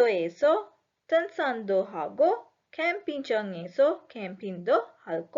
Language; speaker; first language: Korean; non-native, fluent; Sinhala